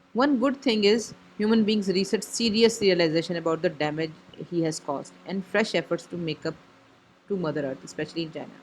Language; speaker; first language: English; non-native, local second language; Urdu